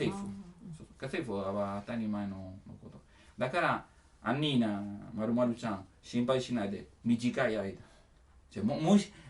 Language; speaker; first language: Japanese; non-native, learner; Italian